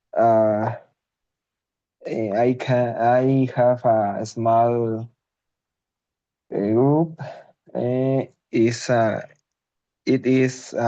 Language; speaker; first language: English; non-native, learner; Spanish